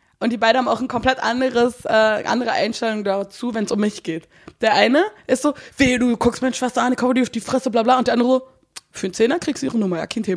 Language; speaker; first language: German; native; German